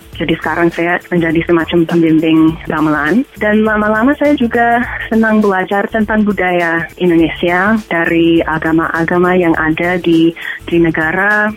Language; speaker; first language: Indonesian; non-native, fluent; English